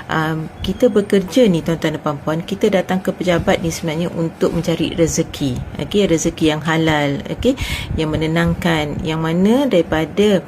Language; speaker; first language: Malay; native; Malay